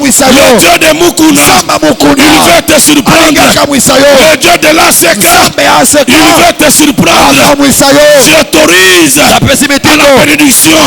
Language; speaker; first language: French; non-native, local second language; Lingala